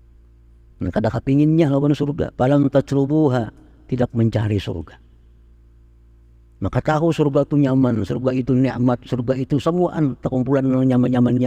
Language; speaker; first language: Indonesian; non-native, local second language; Banjar